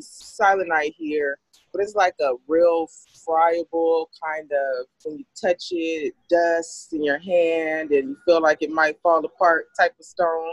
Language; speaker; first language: English; native; English